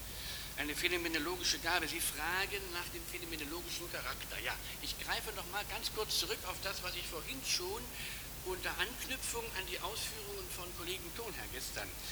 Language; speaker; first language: German; native; German